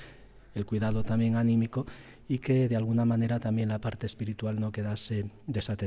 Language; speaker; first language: Spanish; native; Spanish